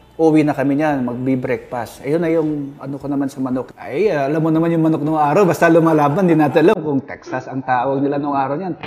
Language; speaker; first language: Filipino; non-native, local second language; Hiligaynon